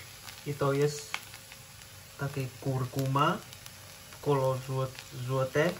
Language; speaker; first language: Polish; non-native, learner; Vietnamese